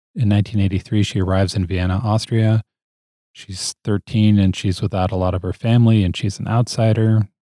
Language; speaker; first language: English; native; English